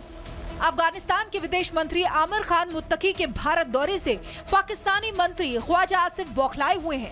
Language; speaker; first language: Hindi; native; Hindi